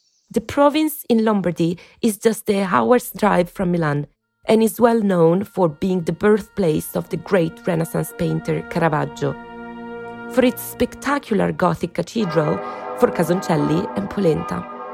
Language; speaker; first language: English; non-native, fluent; Italian